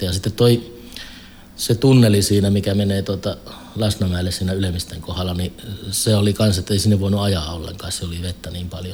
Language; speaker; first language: Finnish; native; Finnish